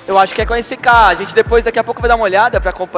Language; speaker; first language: Portuguese; native; Portuguese